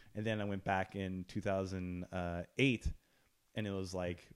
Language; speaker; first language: English; native; English